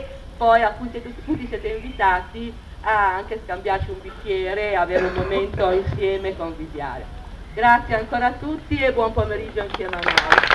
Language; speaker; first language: Italian; native; Italian